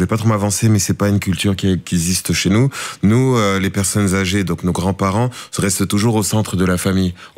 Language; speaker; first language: French; native; French